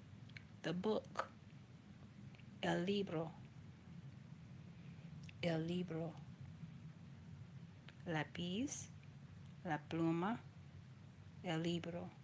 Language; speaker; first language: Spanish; non-native, learner; English